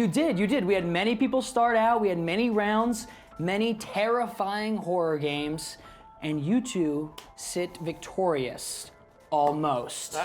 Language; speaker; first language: English; native; English